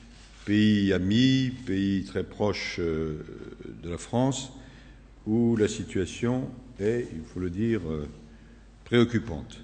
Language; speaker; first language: French; native; French